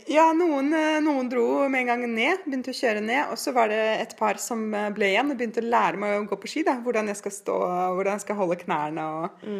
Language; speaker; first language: Norwegian; non-native, fluent; Russian